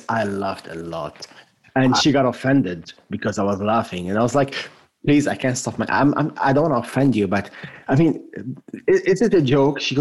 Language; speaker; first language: English; non-native, fluent; French